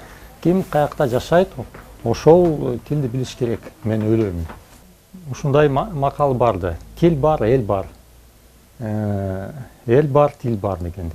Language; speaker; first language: Kyrgyz; non-native, learner; Russian